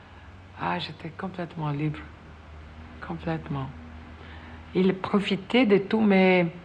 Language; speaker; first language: French; non-native, fluent; Italian